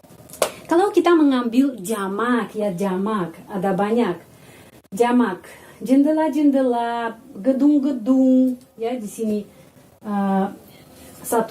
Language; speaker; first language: Indonesian; non-native, fluent; Russian